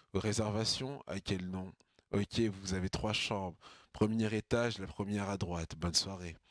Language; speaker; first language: French; native; French